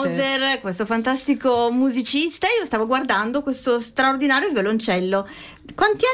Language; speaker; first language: Italian; native; Italian